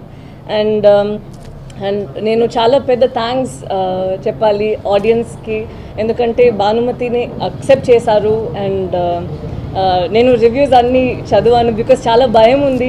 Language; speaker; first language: Telugu; non-native, learner; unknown